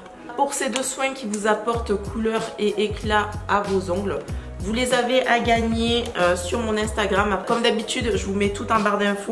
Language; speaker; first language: French; native; French